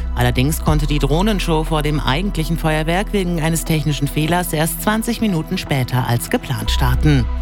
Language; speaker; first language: German; native; German